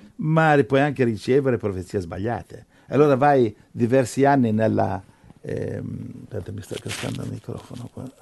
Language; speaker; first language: Italian; non-native, fluent; English